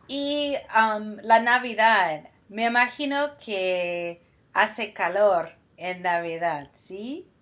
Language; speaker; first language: Spanish; non-native, fluent; English